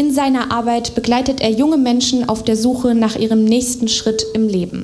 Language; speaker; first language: German; native; German